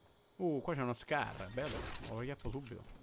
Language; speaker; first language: Italian; native; Italian